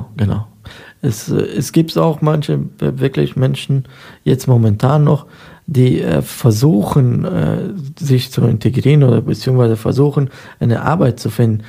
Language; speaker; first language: German; non-native, fluent; Persian